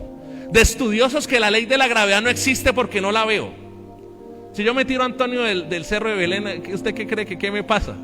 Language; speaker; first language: Spanish; native; Spanish